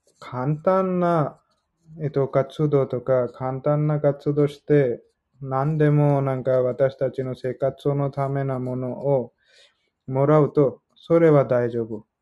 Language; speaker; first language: Japanese; non-native, learner; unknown